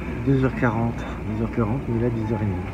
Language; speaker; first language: French; native; French